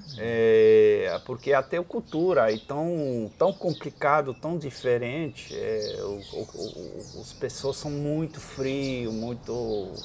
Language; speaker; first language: Portuguese; non-native, fluent; Dutch